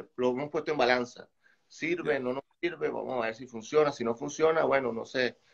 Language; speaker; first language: Spanish; native; Spanish